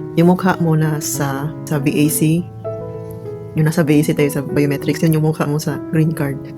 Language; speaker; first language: Filipino; non-native, local second language; Cebuano